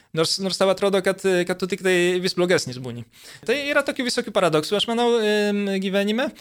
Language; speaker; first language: Lithuanian; early bilingual, heritage; Lithuanian